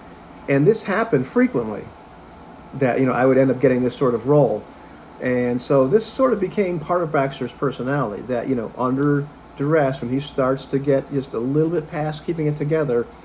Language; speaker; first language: English; native; English